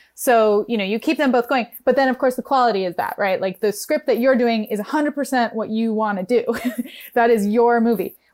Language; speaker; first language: English; native; English